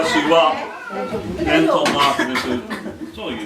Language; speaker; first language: Japanese; non-native, learner; English